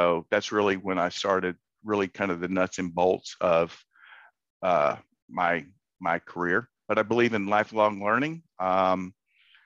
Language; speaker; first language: English; native; English